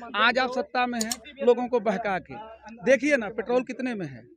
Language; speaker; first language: Hindi; native; Hindi